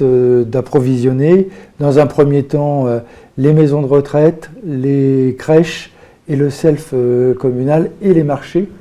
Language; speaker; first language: French; native; French